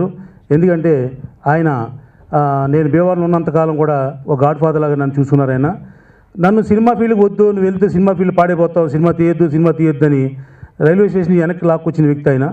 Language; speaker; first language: Telugu; native; Telugu